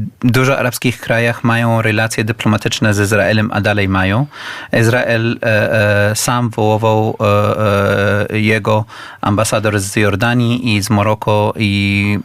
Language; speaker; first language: Polish; non-native, learner; Arabic